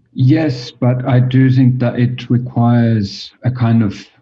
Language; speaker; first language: English; non-native, fluent; Finnish